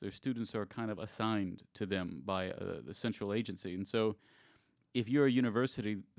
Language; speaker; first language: English; native; English